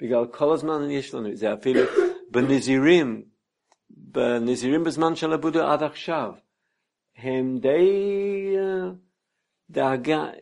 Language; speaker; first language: Hebrew; non-native, fluent; English